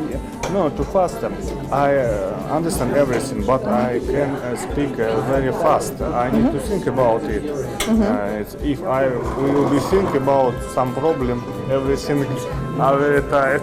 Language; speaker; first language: English; non-native, learner; Russian